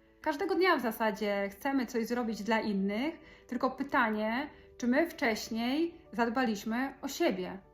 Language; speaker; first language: Polish; native; Polish